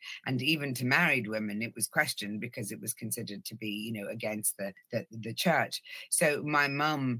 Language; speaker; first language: English; native; English